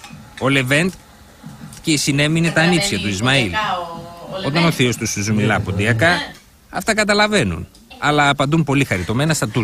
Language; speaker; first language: Greek; native; Greek